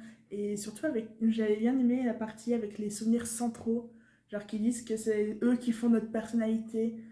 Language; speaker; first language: French; native; French